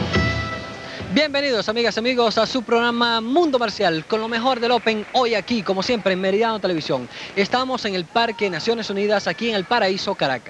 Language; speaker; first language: Spanish; native; Spanish